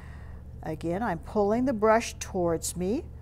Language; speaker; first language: English; native; English